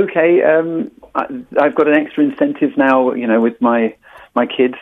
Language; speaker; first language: English; native; English